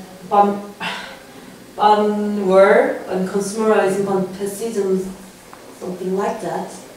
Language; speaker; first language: English; non-native, learner; Korean